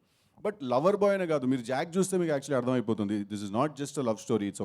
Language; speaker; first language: Telugu; native; Telugu